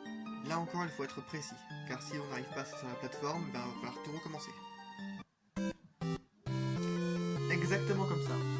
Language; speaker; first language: French; native; French